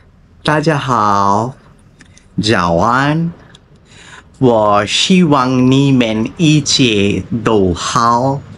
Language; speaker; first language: Chinese; non-native, learner; Bangla